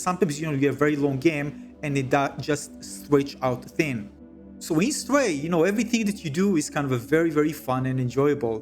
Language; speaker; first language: English; non-native, fluent; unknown